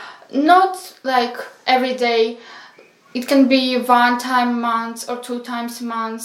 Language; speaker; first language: English; non-native, fluent; Ukrainian